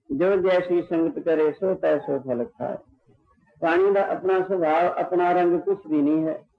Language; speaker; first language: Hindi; non-native, local second language; Punjabi